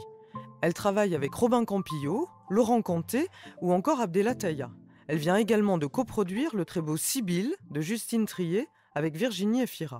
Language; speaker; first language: French; native; French